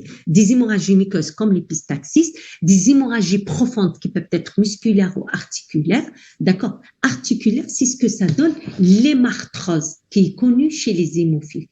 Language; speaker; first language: French; non-native, local second language; Arabic